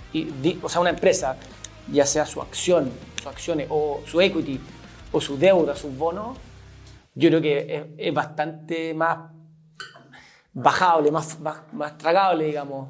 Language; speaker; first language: Spanish; native; Spanish